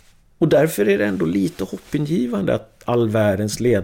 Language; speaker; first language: Swedish; early bilingual, other home language; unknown